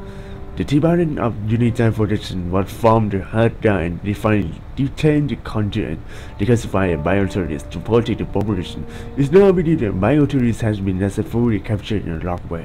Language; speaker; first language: English; non-native, learner; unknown